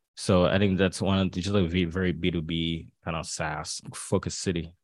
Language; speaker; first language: English; early bilingual, other home language; Haitian Creole